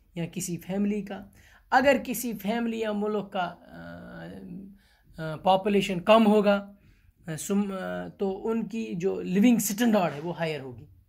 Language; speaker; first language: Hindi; non-native, local second language; Kashmiri